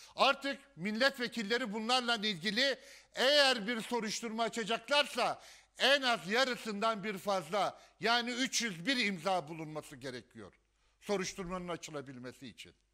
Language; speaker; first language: Turkish; native; Turkish